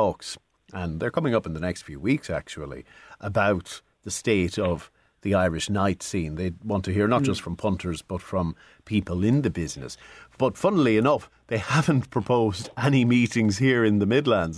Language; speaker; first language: English; native; English